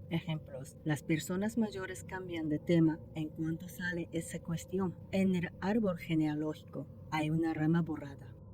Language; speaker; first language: Spanish; non-native, fluent; Japanese